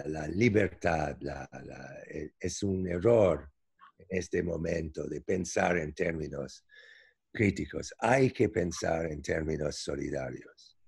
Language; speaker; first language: Spanish; non-native, fluent; English